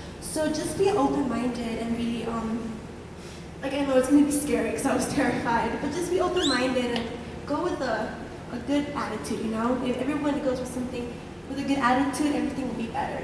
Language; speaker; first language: English; early bilingual, other home language; Spanish